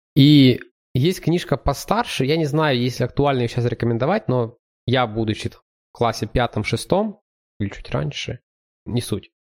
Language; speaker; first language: Russian; native; Russian